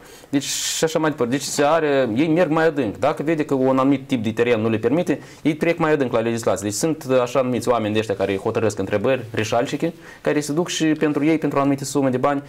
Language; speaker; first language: Romanian; native; Romanian